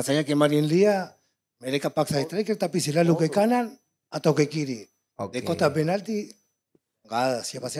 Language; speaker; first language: Indonesian; non-native, fluent; Spanish